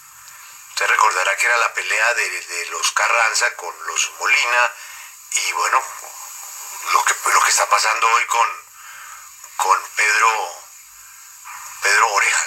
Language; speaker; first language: Spanish; native; Spanish